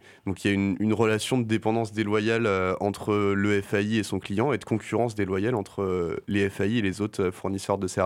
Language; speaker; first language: French; native; French